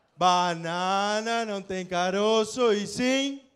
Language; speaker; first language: Spanish; native; Spanish